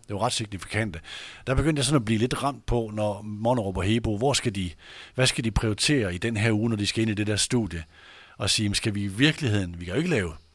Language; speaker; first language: Danish; native; Danish